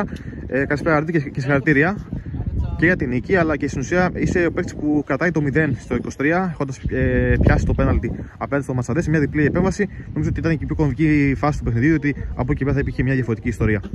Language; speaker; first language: Greek; native; Greek